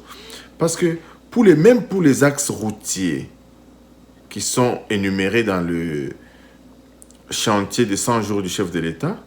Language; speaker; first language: French; non-native, local second language; Lingala